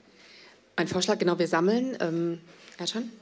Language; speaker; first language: German; native; German